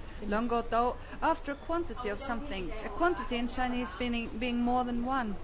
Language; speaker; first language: English; native; English